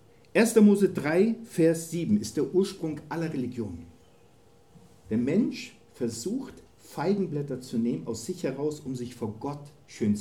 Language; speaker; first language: German; native; German